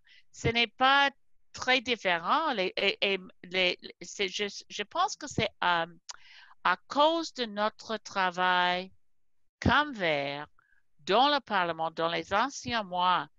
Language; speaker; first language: French; non-native, fluent; English